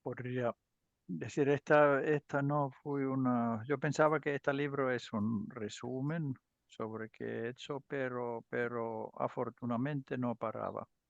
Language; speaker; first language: Spanish; non-native, learner; Finnish